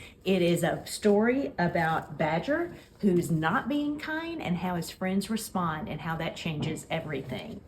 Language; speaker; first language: English; native; English